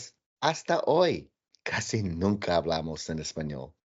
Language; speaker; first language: Spanish; non-native, learner; English